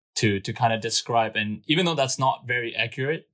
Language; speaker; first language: English; non-native, fluent; Burmese